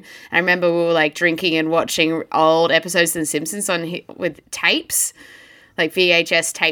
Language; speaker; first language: English; native; English